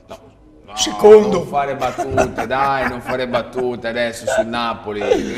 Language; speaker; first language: Italian; native; Italian